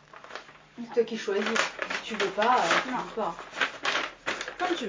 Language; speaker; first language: French; native; French